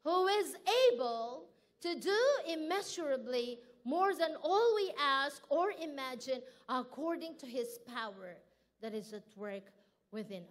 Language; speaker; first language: English; non-native, local second language; Filipino